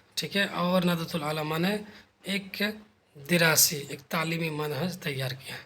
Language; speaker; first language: Urdu; native; Urdu